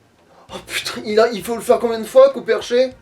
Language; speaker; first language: French; native; French